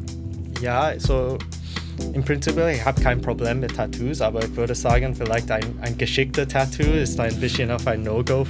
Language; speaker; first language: German; non-native, learner; English